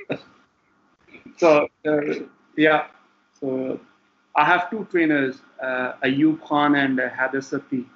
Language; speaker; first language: English; non-native, local second language; Punjabi